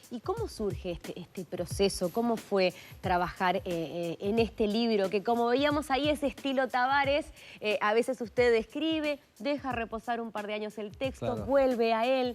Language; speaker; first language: Spanish; native; Spanish